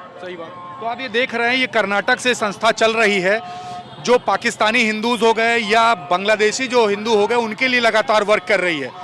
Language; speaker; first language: Hindi; native; Hindi